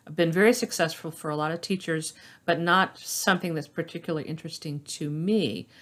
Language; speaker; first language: English; native; English